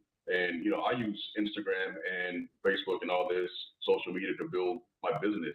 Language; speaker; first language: English; native; English